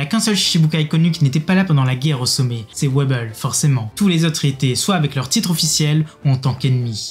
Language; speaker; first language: French; native; French